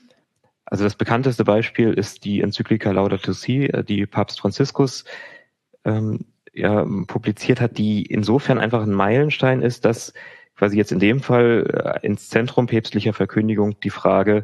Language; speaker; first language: German; native; German